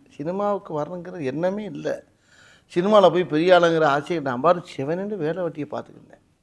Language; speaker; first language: Tamil; native; Tamil